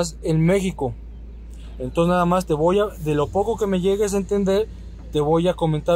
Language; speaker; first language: Spanish; native; Spanish